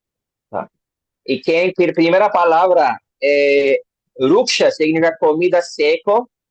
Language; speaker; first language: Portuguese; non-native, learner; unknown